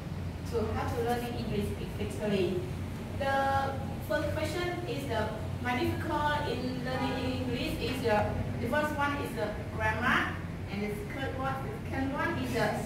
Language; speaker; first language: English; non-native, learner; Khmer